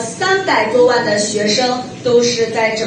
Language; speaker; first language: Chinese; native; Chinese